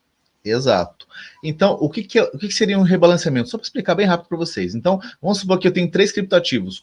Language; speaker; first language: Portuguese; native; Portuguese